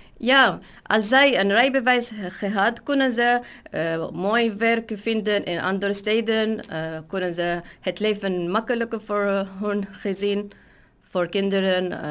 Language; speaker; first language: Dutch; non-native, learner; Arabic